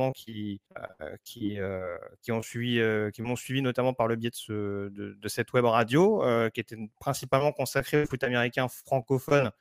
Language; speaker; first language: French; native; French